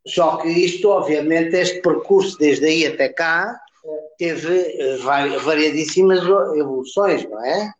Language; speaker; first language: Portuguese; native; Portuguese